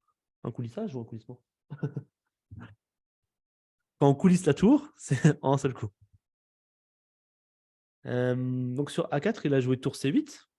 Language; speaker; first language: French; native; French